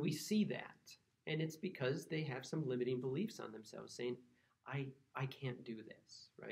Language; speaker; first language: English; native; English